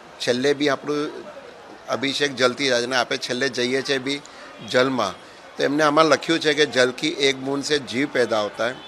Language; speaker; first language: Gujarati; non-native, local second language; Sindhi